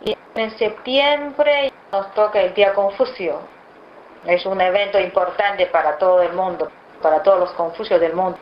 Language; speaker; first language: Spanish; non-native, fluent; Chinese